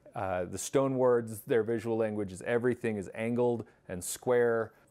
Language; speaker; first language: English; native; English